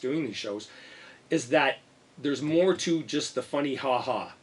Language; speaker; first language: English; native; English